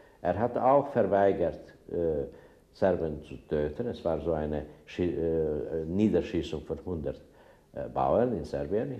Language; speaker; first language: German; non-native, fluent; Serbian